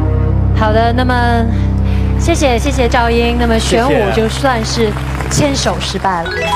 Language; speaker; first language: Chinese; native; Chinese